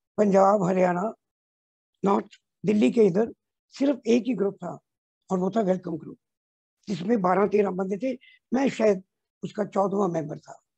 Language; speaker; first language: Hindi; non-native, local second language; Punjabi